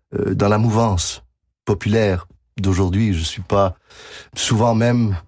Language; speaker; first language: French; native; French